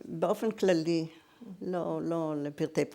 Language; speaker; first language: Hebrew; early bilingual, other home language; German